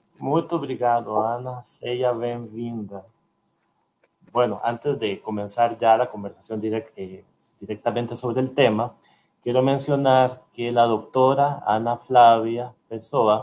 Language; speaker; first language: Portuguese; non-native, learner; Spanish